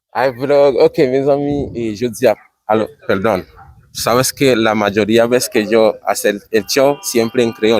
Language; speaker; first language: Spanish; non-native, fluent; Haitian Creole